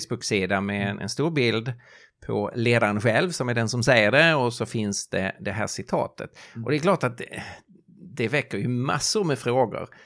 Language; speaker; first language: Swedish; native; Swedish